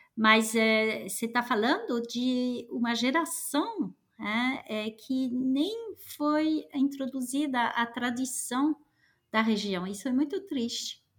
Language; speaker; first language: Portuguese; non-native, fluent; French